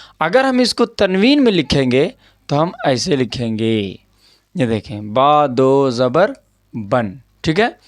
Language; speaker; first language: Urdu; native; Urdu